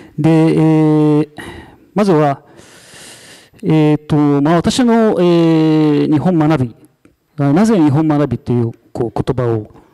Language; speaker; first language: Japanese; non-native, fluent; Arabic